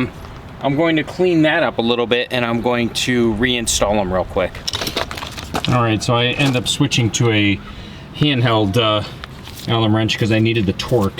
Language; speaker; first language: English; native; English